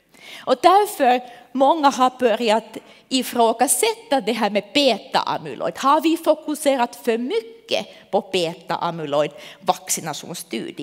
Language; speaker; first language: Swedish; non-native, local second language; Finnish